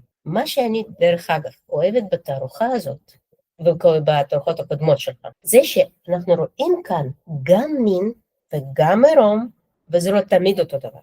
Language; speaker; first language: Hebrew; non-native, fluent; Russian